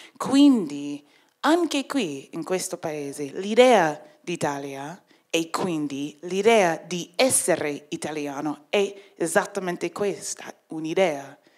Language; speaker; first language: Italian; non-native, fluent; English